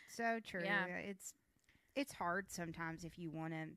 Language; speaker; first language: English; native; English